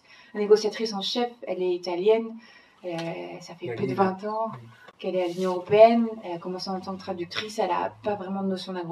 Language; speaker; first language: French; native; French